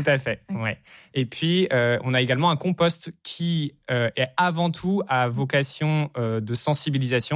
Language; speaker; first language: French; native; French